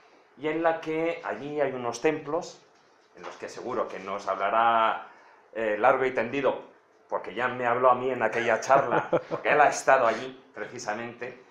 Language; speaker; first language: Spanish; native; Spanish